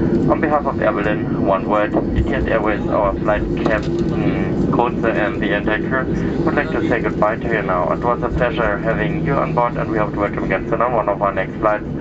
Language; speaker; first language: English; non-native, fluent; German